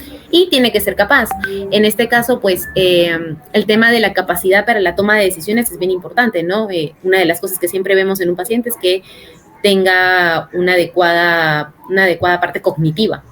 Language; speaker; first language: Spanish; native; Spanish